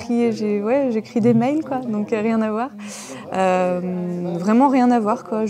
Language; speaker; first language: French; native; French